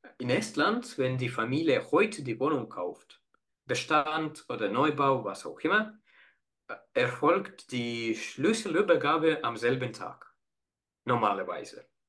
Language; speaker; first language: German; non-native, fluent; Estonian